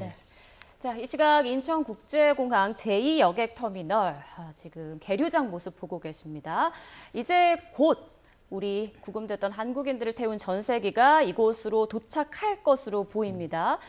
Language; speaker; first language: Korean; native; Korean